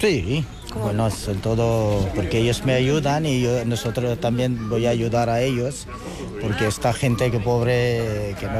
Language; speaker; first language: Spanish; non-native, learner; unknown